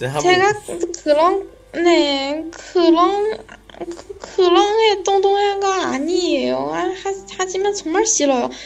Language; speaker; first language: Korean; non-native, learner; Chinese